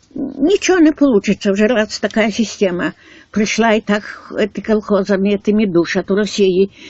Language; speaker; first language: Russian; non-native, local second language; Ukrainian